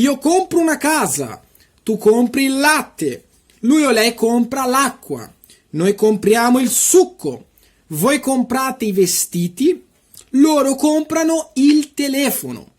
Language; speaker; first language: Italian; non-native, fluent; Portuguese